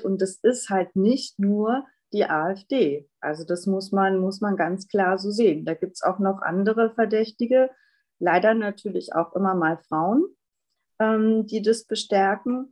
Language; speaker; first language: German; native; German